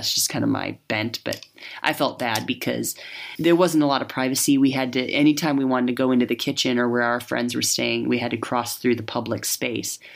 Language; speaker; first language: English; native; English